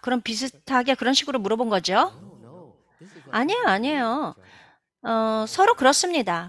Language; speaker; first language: Korean; native; Korean